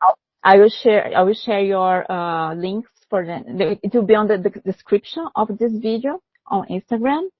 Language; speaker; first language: English; non-native, learner; Portuguese